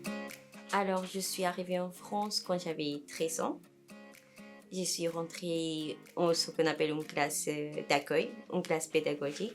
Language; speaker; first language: French; non-native, fluent; Spanish